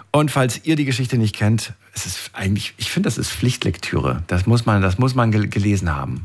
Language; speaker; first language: German; native; German